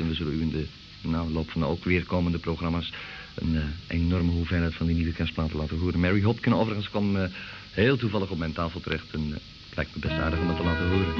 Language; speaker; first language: Dutch; native; Dutch